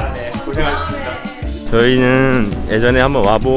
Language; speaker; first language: Korean; native; Korean